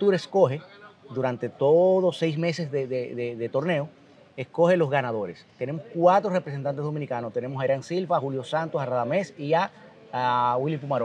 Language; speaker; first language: Spanish; native; Spanish